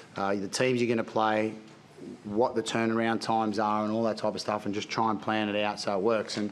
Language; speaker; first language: English; native; English